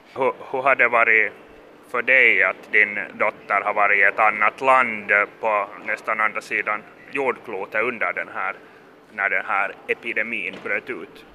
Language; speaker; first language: Swedish; native; Swedish